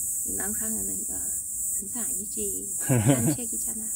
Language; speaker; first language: Korean; non-native, fluent; Russian